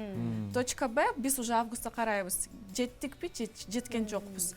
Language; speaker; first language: Kyrgyz; non-native, local second language; Russian